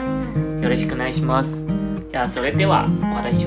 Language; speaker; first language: Japanese; non-native, fluent; Chinese